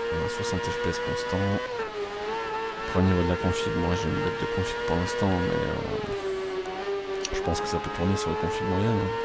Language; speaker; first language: French; native; French